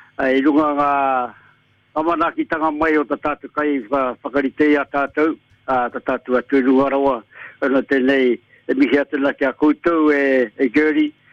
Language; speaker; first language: Māori; native; Māori